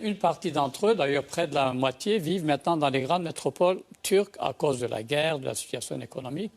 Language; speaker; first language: French; native; French